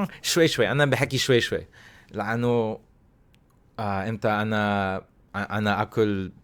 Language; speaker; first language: Arabic; non-native, learner; English